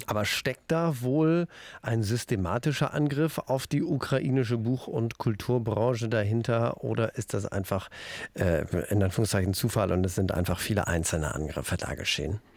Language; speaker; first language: German; native; German